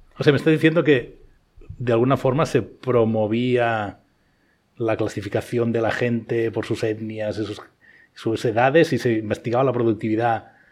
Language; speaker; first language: Spanish; non-native, local second language; Catalan